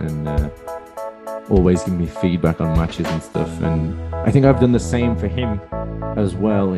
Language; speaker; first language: English; native; English